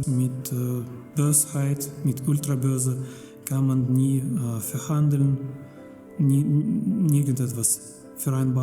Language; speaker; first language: German; non-native, fluent; Russian